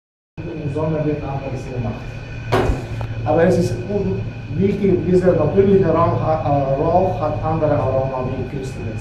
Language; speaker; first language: German; non-native, fluent; Slovenian